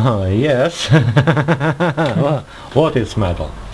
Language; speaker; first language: English; non-native, learner; Russian